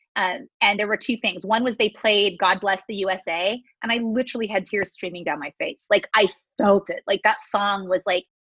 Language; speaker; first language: English; native; English